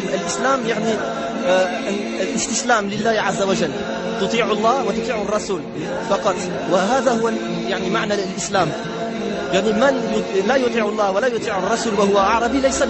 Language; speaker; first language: Arabic; non-native, fluent; Italian